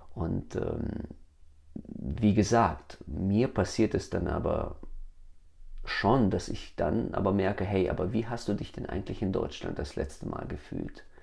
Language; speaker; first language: German; early bilingual, other home language; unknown